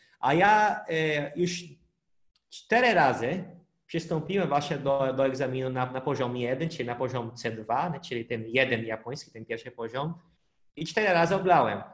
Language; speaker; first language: Polish; non-native, fluent; Portuguese